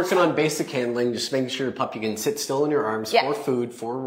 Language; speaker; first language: English; native; English